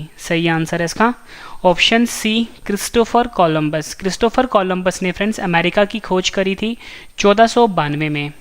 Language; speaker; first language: Hindi; native; Hindi